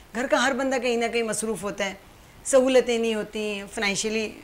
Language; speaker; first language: Urdu; native; Urdu